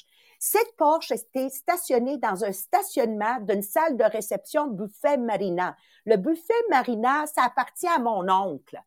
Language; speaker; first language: French; native; French